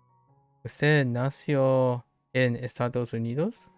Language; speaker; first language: Spanish; non-native, learner; English